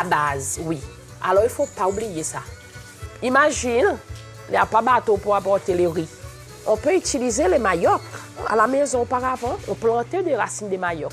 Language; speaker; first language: French; non-native, local second language; Seselwa Creole French